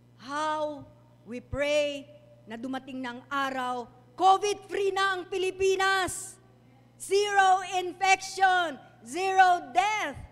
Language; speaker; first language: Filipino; non-native, local second language; Chavacano